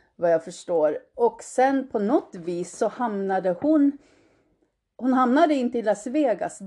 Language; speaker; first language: Swedish; early bilingual, heritage; Swedish